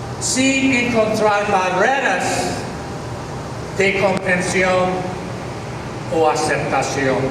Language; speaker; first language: Spanish; non-native, fluent; English